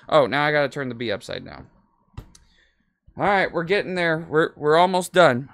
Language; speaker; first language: English; native; English